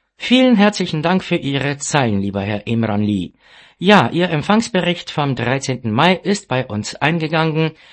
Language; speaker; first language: German; non-native, fluent; Romanian